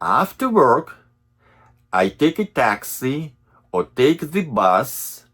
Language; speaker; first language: English; non-native, fluent; Russian